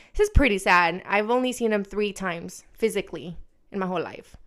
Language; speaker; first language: English; early bilingual, other home language; Spanish